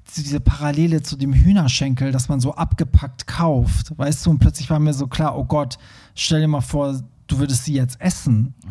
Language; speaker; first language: German; early bilingual, other home language; Persian